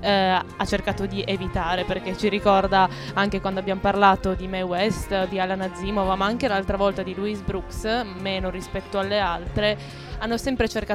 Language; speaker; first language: Italian; native; Italian